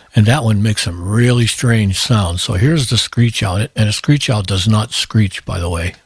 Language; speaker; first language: English; native; English